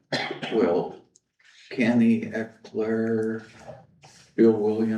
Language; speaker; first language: English; native; English